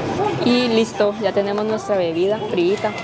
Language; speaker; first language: Spanish; native; Spanish